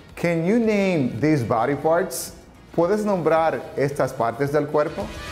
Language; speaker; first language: Spanish; native; Spanish